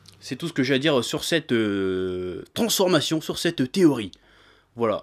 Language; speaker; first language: French; native; French